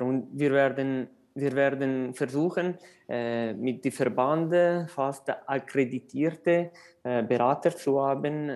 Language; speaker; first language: German; non-native, local second language; Italian